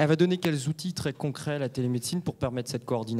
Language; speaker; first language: French; native; French